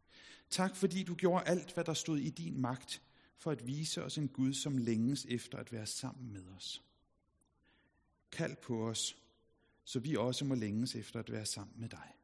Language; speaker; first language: Danish; native; Danish